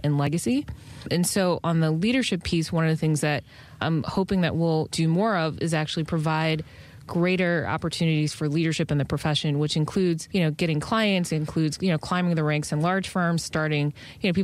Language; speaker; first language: English; native; English